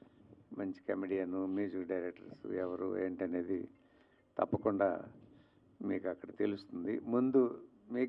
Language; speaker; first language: Telugu; native; Telugu